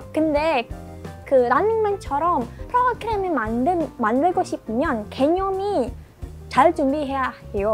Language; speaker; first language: Korean; non-native, learner; Indonesian